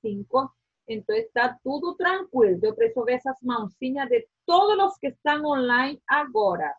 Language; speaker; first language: Spanish; non-native, fluent; Portuguese